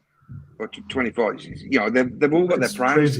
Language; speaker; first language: English; native; English